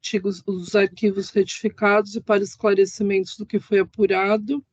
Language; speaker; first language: Portuguese; native; Portuguese